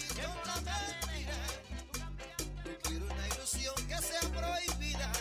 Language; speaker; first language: English; native; English